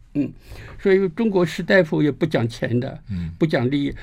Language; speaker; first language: Chinese; native; Chinese